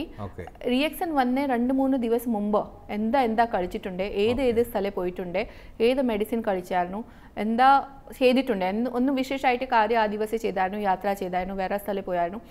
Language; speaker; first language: Malayalam; non-native, fluent; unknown